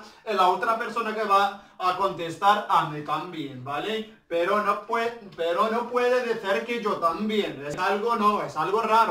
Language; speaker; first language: Spanish; non-native, learner; Arabic